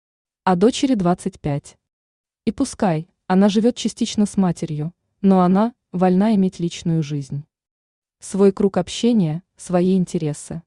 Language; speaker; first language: Russian; native; Russian